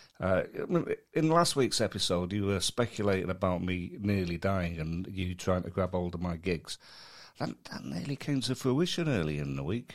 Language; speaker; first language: English; native; English